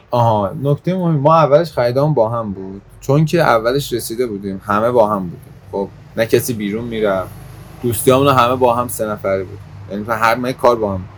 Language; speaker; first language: Persian; non-native, local second language; Azerbaijani